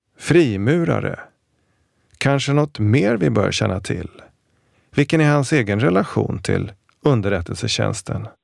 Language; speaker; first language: Swedish; native; Swedish